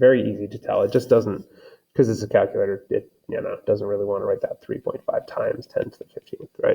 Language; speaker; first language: English; native; English